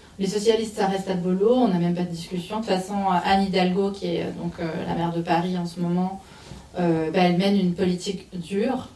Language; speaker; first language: French; native; French